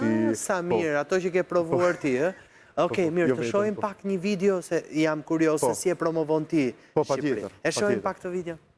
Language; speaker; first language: Albanian; native; Albanian